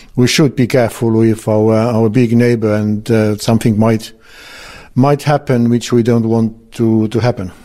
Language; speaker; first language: English; non-native, fluent; Estonian